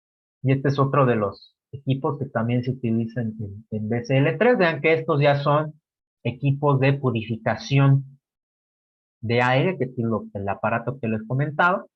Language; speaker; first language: Spanish; native; Spanish